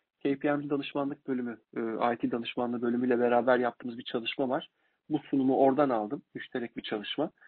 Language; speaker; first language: Turkish; native; Turkish